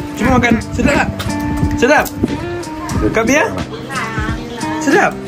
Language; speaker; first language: Malay; native; Malay